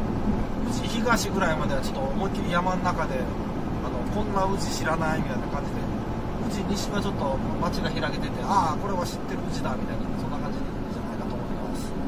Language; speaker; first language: Japanese; native; Japanese